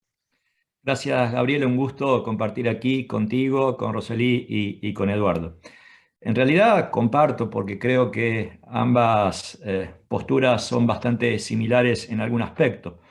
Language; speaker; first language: Spanish; native; Spanish